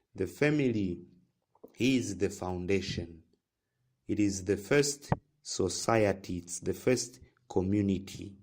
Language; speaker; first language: English; non-native, local second language; Swahili